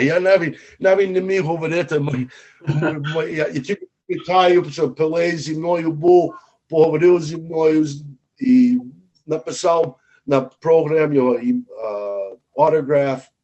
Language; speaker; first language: Ukrainian; early bilingual, heritage; Ukrainian